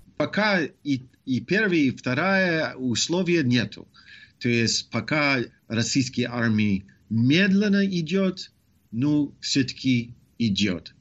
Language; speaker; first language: Russian; non-native, fluent; English